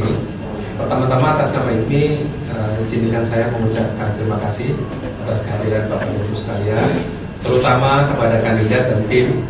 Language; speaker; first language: Indonesian; native; Indonesian